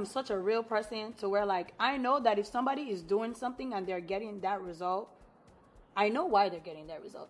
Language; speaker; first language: English; non-native, local second language; Yoruba